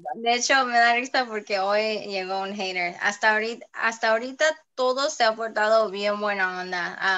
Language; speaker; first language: Spanish; early bilingual, heritage; English